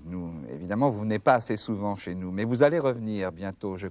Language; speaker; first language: French; native; French